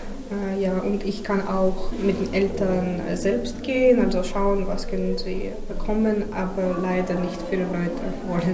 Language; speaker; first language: German; non-native, fluent; Russian